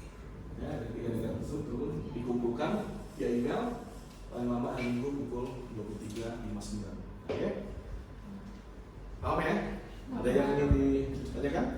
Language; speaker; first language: Indonesian; native; Indonesian